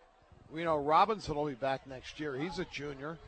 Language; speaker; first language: English; native; English